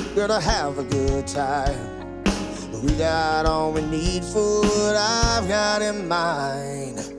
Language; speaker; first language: English; native; English